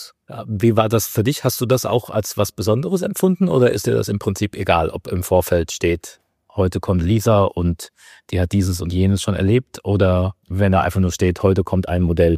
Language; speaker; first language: German; native; German